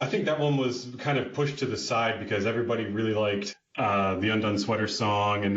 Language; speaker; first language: English; native; English